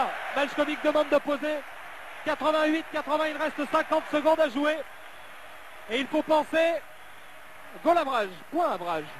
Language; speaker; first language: French; native; French